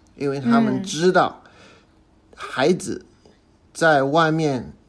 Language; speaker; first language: Chinese; non-native, fluent; English